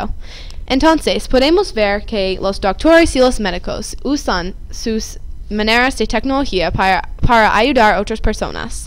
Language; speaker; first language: Spanish; non-native, learner; English